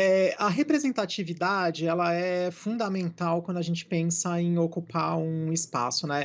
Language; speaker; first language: Portuguese; native; Portuguese